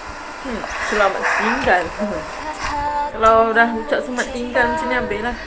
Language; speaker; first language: Malay; native; Malay